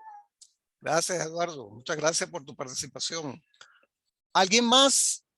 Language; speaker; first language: Spanish; native; Spanish